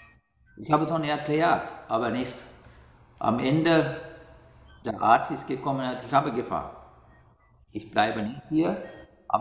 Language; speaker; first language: German; non-native, learner; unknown